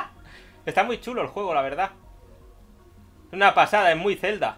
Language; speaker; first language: Spanish; native; Spanish